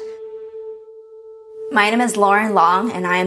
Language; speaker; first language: English; early bilingual, other home language; Chinese